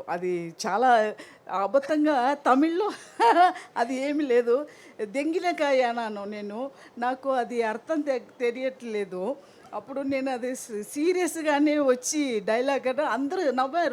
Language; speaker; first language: Telugu; non-native, fluent; Tamil